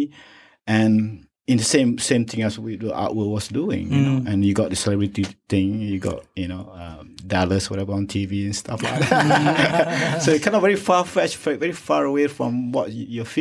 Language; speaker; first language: English; non-native, local second language; Malay